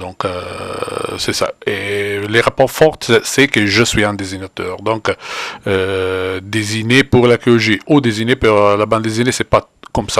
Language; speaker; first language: French; non-native, fluent; Italian